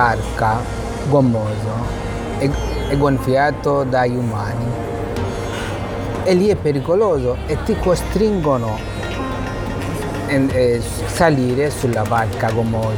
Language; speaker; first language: Italian; non-native, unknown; Bangla